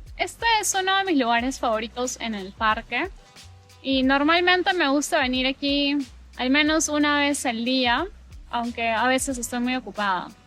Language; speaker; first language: Spanish; native; Spanish